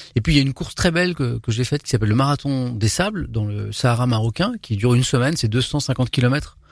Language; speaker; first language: French; native; French